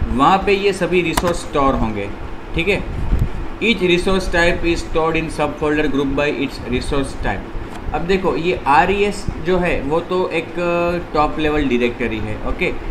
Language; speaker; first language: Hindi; non-native, local second language; Gujarati